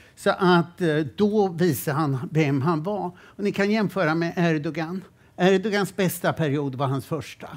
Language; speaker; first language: Swedish; native; Swedish